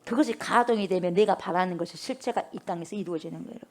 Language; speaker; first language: Korean; native; Korean